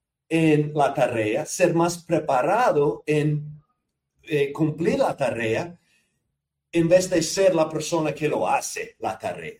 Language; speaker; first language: Spanish; non-native, fluent; English